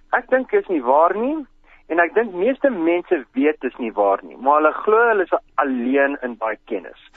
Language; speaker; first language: Afrikaans; non-native, local second language; English